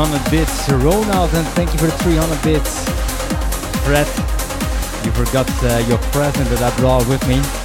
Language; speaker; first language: English; non-native, fluent; Dutch